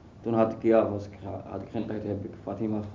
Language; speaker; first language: Dutch; non-native, learner; Arabic